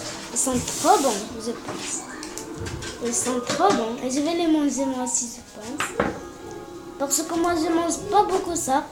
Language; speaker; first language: French; non-native, learner; Arabic